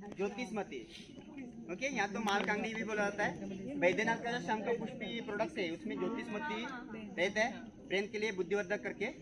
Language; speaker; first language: Hindi; non-native, local second language; Marathi